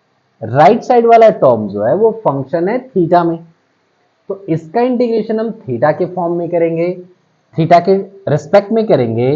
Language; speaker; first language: Hindi; native; Hindi